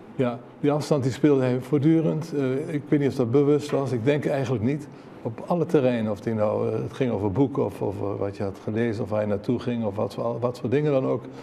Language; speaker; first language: Dutch; native; Dutch